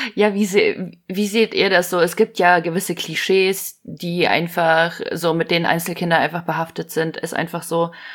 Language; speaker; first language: German; native; German